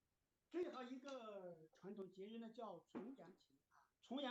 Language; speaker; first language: Chinese; native; Chinese